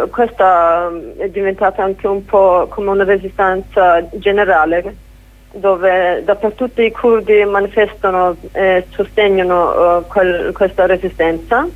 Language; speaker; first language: Italian; non-native, fluent; Kurdish